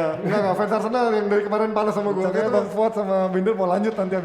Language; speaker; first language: Indonesian; native; Indonesian